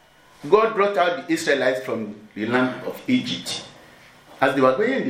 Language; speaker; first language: English; non-native, local second language; Yoruba